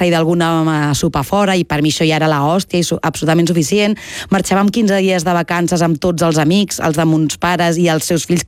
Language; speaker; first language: Catalan; native; Catalan